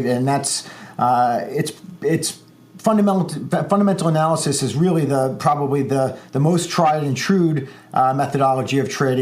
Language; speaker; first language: English; native; English